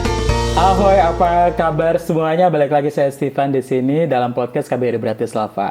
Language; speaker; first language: Indonesian; non-native, fluent; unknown